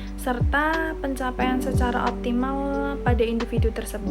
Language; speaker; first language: Indonesian; native; Indonesian